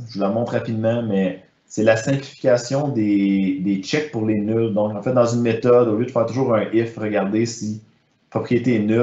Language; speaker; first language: French; native; French